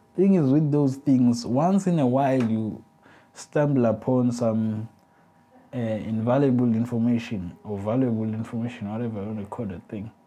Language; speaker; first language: English; non-native, local second language; Zulu